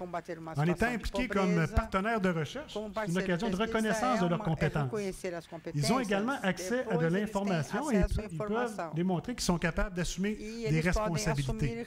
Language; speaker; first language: French; native; French